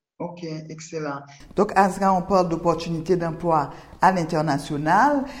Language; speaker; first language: French; non-native, local second language; Haitian Creole